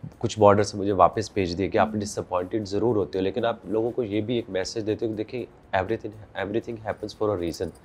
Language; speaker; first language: Urdu; native; Urdu